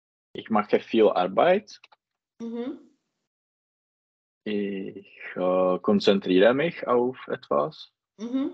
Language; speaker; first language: German; non-native, learner; Czech